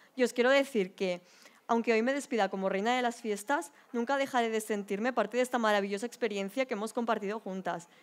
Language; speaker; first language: Spanish; native; Spanish